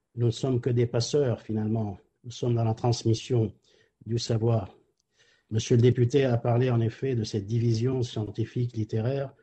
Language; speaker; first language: French; non-native, local second language; Arabic